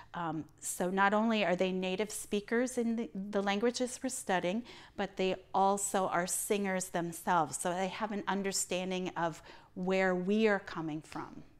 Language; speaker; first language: English; native; English